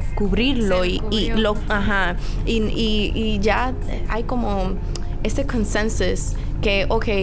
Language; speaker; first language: Spanish; early bilingual, heritage; Spanish